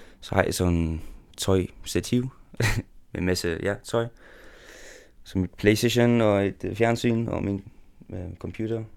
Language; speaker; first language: Danish; non-native, local second language; Faroese